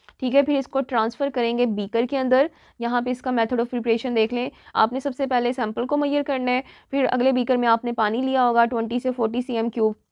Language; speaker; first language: Urdu; non-native, local second language; Punjabi